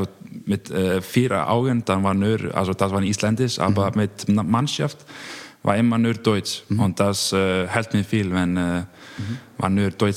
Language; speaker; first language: German; non-native, learner; Icelandic